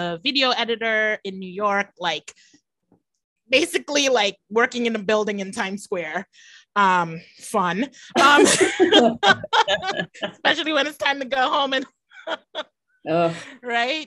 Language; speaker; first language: English; native; English